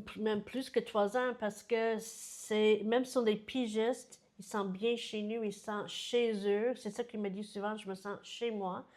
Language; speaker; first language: French; non-native, fluent; English